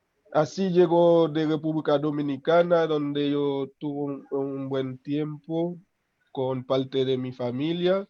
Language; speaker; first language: Spanish; non-native, local second language; Haitian Creole